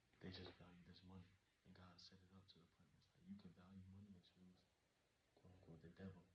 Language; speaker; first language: English; native; English